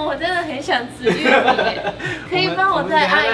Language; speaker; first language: Chinese; non-native, fluent; Japanese